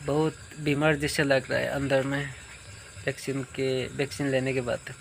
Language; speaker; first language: Hindi; non-native, local second language; Santali